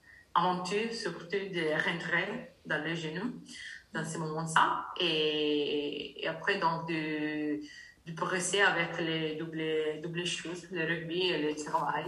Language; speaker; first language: French; non-native, learner; Italian